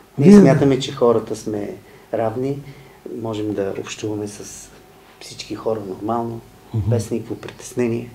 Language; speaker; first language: Bulgarian; native; Bulgarian